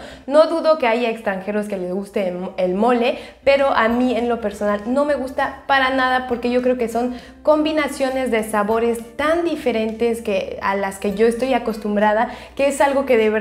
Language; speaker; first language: Spanish; non-native, fluent; French